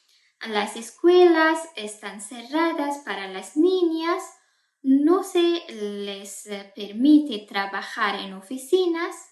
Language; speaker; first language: Spanish; non-native, fluent; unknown